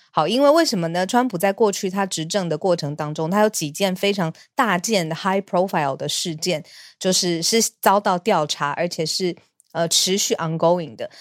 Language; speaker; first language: Chinese; native; Chinese